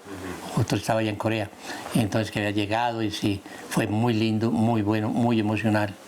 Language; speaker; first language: Spanish; native; Spanish